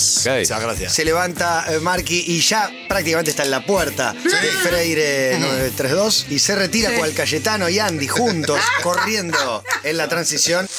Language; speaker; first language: Spanish; native; Spanish